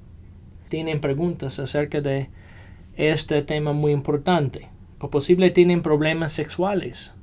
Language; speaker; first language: Spanish; non-native, fluent; English